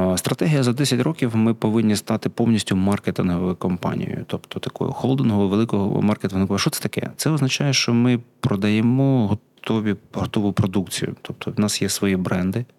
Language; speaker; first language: Ukrainian; non-native, local second language; Russian